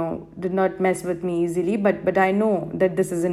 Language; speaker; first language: English; non-native, local second language; Hindi